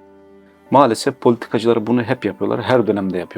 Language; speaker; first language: Turkish; native; Turkish